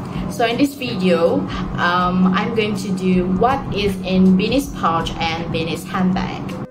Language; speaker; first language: English; non-native, local second language; Malay